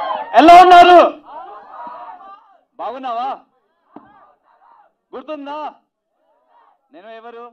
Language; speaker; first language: Telugu; non-native, learner; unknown